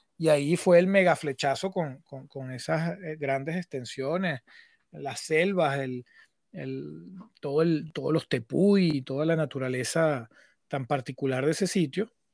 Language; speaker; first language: Spanish; native; Spanish